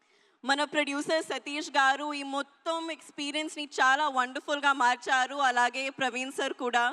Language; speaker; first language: Telugu; non-native, learner; Hindi